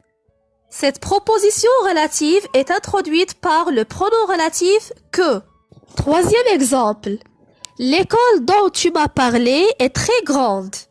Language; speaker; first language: French; non-native, local second language; Arabic